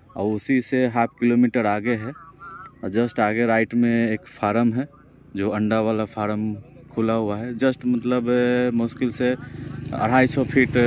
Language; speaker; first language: Hindi; native; Hindi